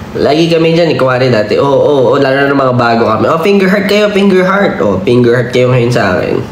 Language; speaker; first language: Filipino; native; Filipino